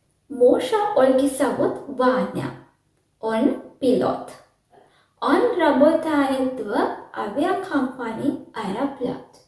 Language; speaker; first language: Russian; non-native, learner; Sinhala